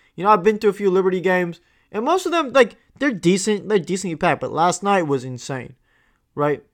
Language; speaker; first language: English; non-native, local second language; Tamil